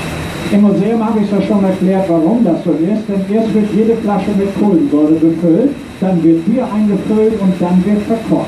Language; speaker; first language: German; native; German